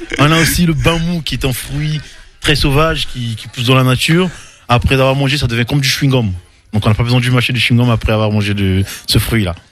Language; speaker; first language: French; non-native, local second language; Lingala